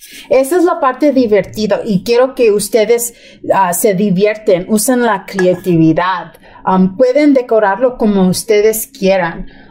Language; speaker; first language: Spanish; early bilingual, heritage; Spanish